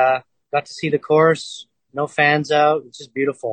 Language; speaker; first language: English; native; English